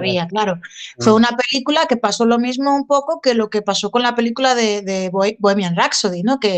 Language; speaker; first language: Spanish; native; Spanish